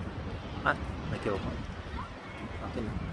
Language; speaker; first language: Spanish; non-native, learner; Korean